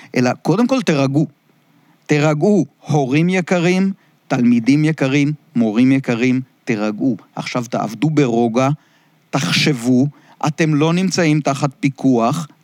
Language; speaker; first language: Hebrew; native; Hebrew